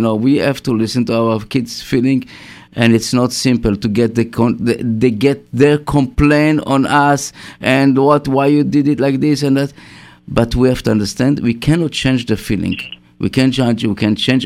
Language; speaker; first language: English; non-native, fluent; Hebrew